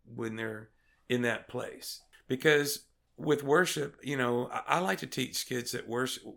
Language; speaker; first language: English; native; English